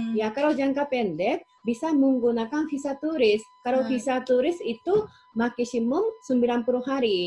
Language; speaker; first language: Indonesian; non-native, fluent; Japanese